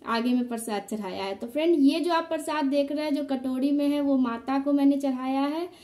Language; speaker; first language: Hindi; native; Hindi